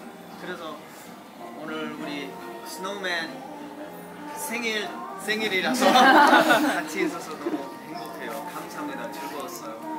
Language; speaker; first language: Korean; early bilingual, heritage; English